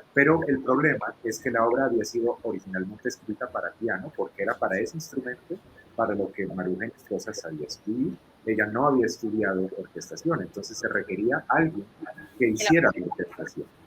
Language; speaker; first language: Spanish; native; Spanish